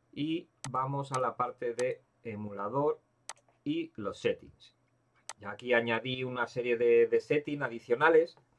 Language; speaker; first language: Spanish; native; Spanish